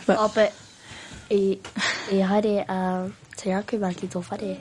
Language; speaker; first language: Māori; non-native, local second language; English